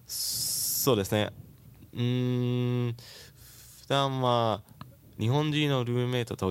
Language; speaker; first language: Japanese; non-native, learner; English